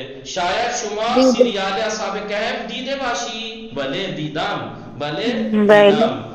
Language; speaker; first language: Persian; non-native, fluent; Urdu